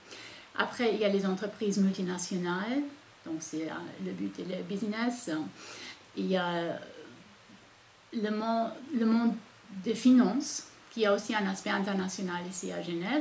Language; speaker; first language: French; non-native, fluent; German